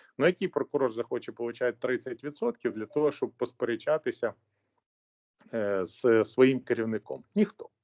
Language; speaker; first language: Ukrainian; native; Ukrainian